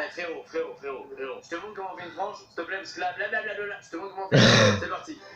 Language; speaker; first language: French; native; French